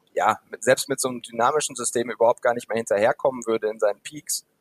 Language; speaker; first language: German; native; German